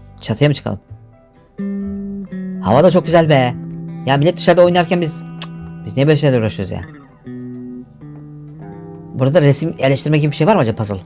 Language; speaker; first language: Turkish; native; Turkish